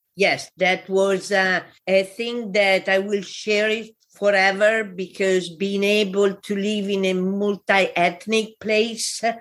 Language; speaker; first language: English; non-native, fluent; Italian